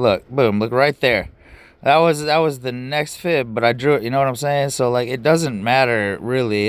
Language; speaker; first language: English; native; English